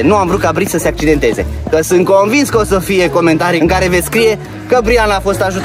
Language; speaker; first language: Romanian; native; Romanian